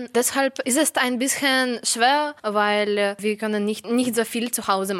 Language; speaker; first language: German; non-native, learner; Ukrainian